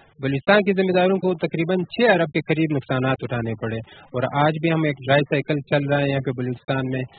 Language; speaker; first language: Urdu; non-native, local second language; Pashto